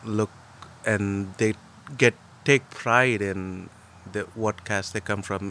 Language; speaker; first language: English; non-native, local second language; Telugu